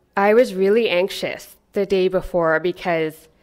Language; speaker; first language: English; native; English